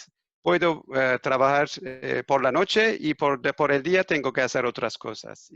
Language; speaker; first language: Spanish; non-native, fluent; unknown